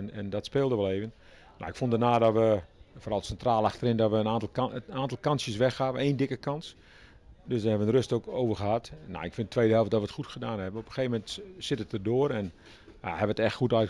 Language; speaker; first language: Dutch; native; Dutch